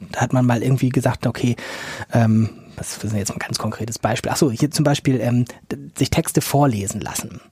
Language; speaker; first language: German; native; German